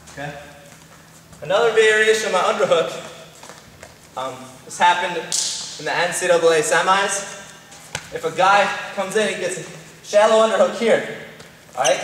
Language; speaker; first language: English; native; English